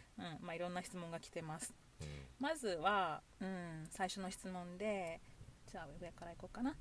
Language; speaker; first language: Japanese; native; Japanese